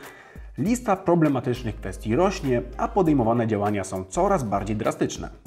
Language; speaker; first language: Polish; native; Polish